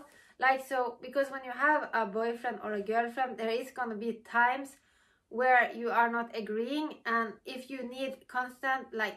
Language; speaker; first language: English; non-native, fluent; Norwegian